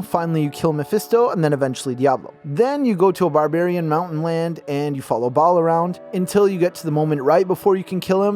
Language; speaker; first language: English; native; English